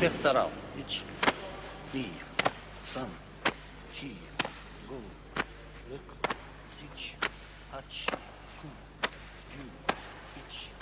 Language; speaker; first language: Russian; non-native, learner; English